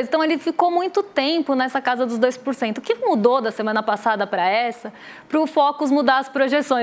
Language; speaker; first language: Portuguese; native; Portuguese